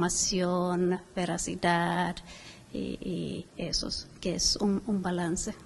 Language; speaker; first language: Spanish; non-native, fluent; Finnish